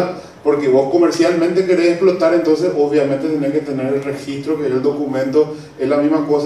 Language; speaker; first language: Spanish; native; Spanish